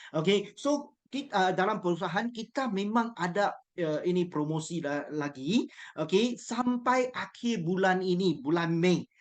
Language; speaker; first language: Malay; non-native, local second language; Chinese